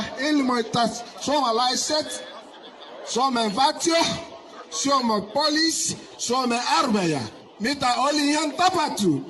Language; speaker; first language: Finnish; non-native, learner; Igbo